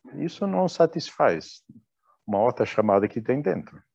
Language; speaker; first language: Portuguese; non-native, fluent; English